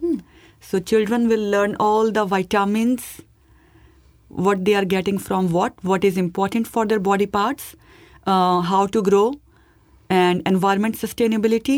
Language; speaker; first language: English; non-native, local second language; Hindi